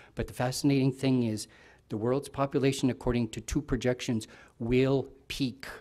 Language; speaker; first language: English; native; English